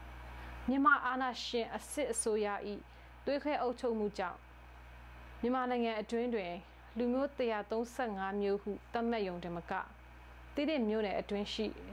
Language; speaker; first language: Burmese; non-native, local second language; Tedim Chin